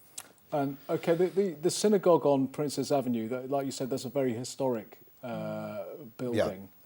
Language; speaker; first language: English; native; English